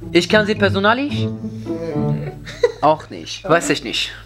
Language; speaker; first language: German; non-native, learner; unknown